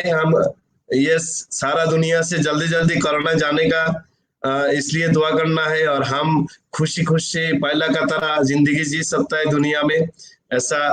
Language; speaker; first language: Hindi; non-native, learner; Bangla